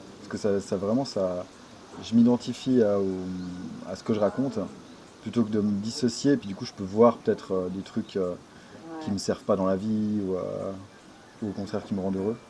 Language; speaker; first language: French; native; French